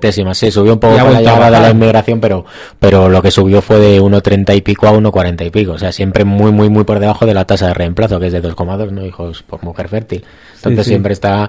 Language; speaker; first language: Spanish; native; Spanish